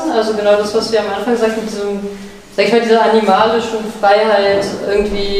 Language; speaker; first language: German; native; German